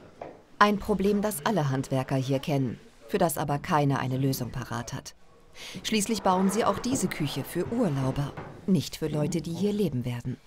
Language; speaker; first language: German; native; German